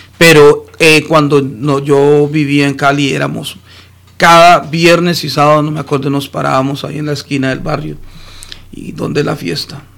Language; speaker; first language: Spanish; native; Spanish